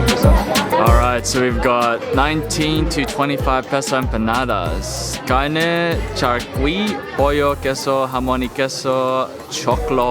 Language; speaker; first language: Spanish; non-native, learner; English